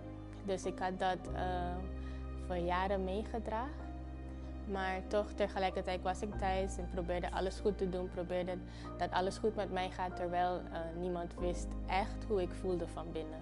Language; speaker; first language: Dutch; early bilingual, other home language; Papiamento